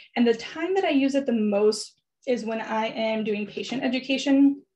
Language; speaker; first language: English; native; English